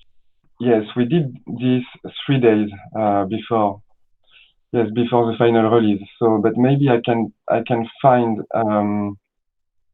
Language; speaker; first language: English; non-native, learner; French